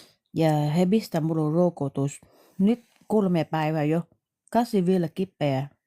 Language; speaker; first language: Finnish; non-native, learner; Vietnamese